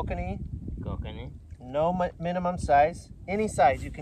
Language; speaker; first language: English; native; English